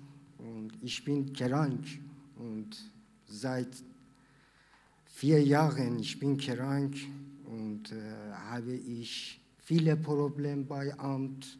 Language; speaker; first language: German; non-native, learner; Persian